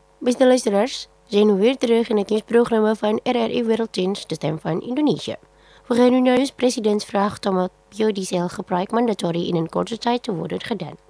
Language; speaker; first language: Dutch; non-native, fluent; Indonesian